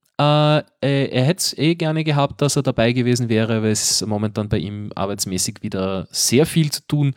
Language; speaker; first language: German; native; German